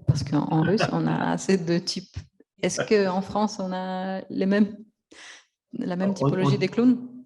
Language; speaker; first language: French; non-native, fluent; Russian